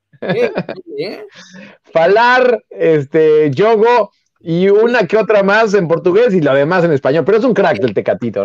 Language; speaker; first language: Spanish; native; Spanish